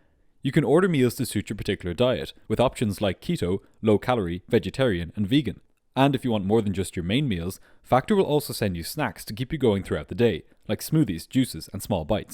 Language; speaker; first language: English; native; English